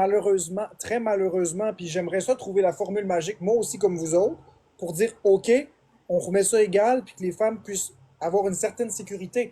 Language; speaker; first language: French; native; French